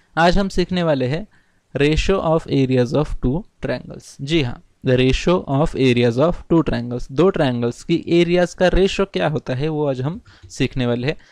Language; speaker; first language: Hindi; non-native, local second language; Marathi